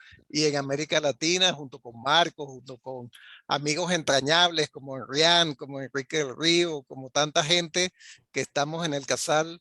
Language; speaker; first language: Spanish; native; Spanish